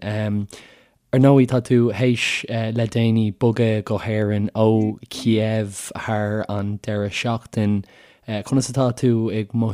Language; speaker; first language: Irish; native; Irish